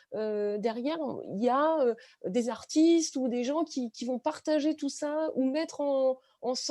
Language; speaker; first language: French; native; French